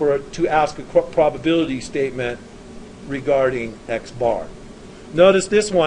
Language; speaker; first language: English; native; English